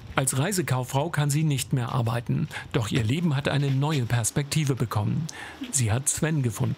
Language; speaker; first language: German; native; German